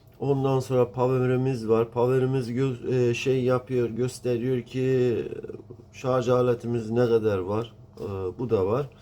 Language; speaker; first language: Turkish; non-native, learner; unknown